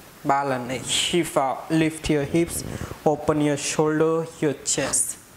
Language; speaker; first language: English; non-native, local second language; Hindi